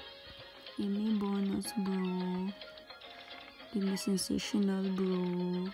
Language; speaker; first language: English; non-native, local second language; Cebuano